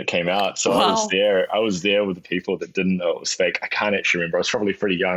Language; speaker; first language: English; native; English